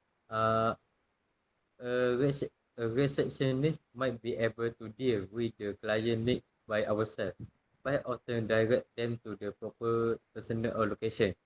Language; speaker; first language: English; non-native, local second language; Malay